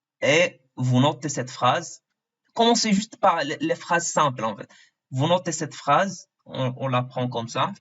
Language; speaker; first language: French; non-native, fluent; Arabic